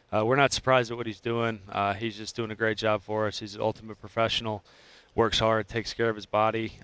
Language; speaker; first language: English; native; English